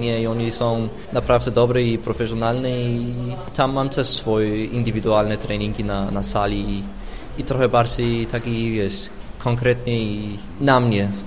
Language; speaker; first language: Polish; non-native, fluent; Danish